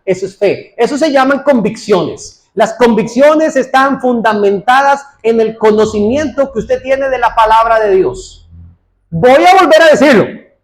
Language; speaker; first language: Spanish; native; Spanish